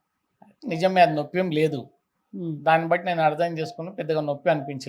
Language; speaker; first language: Telugu; native; Telugu